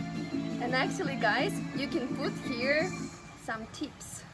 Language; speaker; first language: English; non-native, fluent; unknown